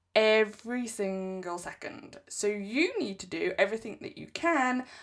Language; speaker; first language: English; native; English